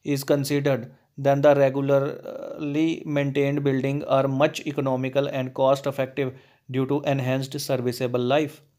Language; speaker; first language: Hindi; native; Hindi